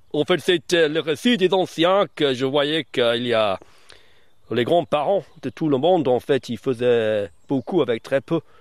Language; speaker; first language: French; early bilingual, other home language; English